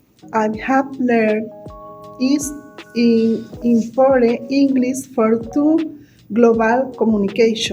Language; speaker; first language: English; non-native, learner; Spanish